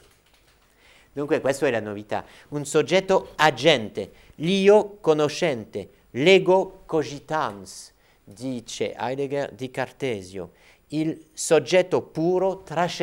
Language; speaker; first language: Italian; non-native, fluent; French